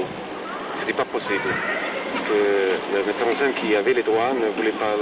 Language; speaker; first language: French; non-native, fluent; English